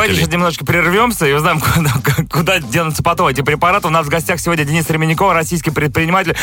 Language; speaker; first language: Russian; native; Russian